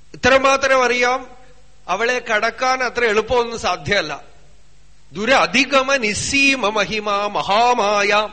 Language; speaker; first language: Malayalam; native; Malayalam